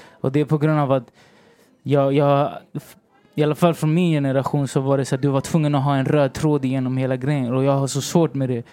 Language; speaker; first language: Swedish; early bilingual, other home language; Spanish